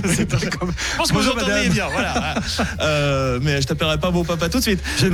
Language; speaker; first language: French; native; French